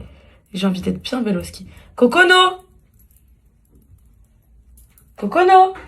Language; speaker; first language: French; native; French